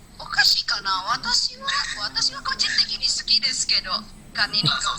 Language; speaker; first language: Japanese; non-native, learner; Indonesian